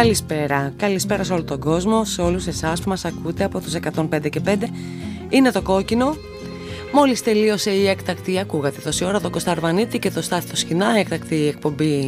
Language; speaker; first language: Greek; native; Greek